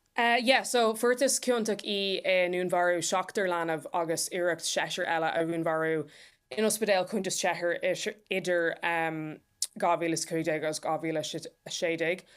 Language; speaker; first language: Irish; non-native, local second language; English